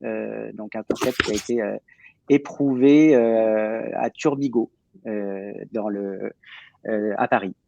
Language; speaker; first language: French; native; French